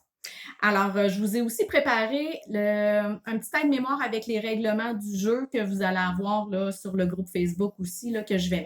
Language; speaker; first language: French; native; French